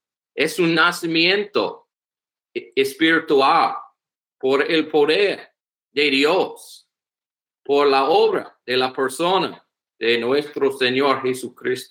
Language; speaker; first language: Spanish; non-native, learner; English